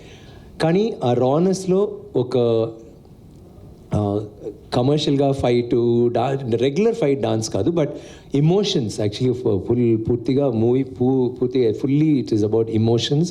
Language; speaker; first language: Telugu; non-native, learner; Tamil